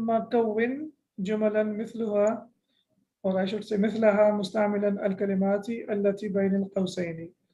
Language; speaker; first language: Arabic; non-native, fluent; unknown